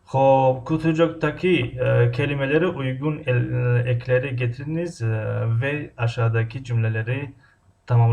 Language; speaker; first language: Turkish; non-native, fluent; Tajik